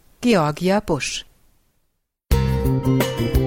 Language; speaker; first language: German; native; German